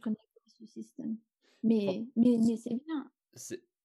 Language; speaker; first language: French; non-native, fluent; English